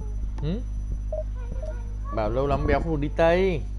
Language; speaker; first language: Vietnamese; native; Vietnamese